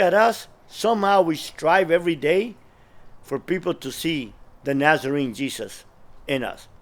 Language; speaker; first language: English; early bilingual, other home language; Spanish